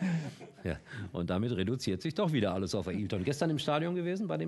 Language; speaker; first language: German; native; German